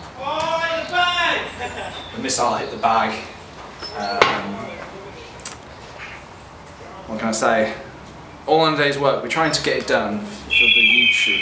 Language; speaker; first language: English; native; English